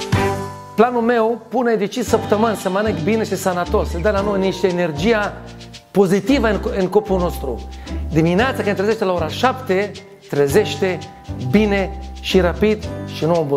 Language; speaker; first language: Romanian; non-native, learner; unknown